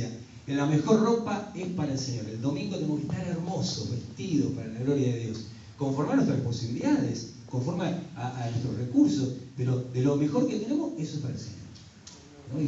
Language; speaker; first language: Spanish; native; Spanish